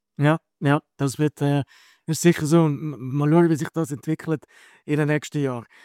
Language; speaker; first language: German; native; German